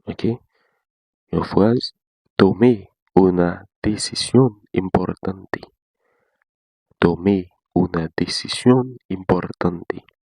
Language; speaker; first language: Spanish; non-native, learner; Haitian Creole